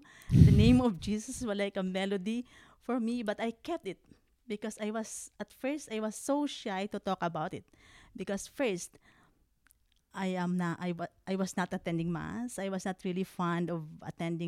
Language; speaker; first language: English; non-native, local second language; Hiligaynon